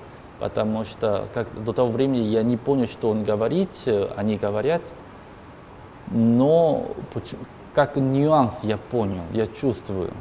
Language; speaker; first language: Russian; non-native, learner; Korean